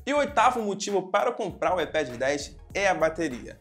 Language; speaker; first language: Portuguese; native; Portuguese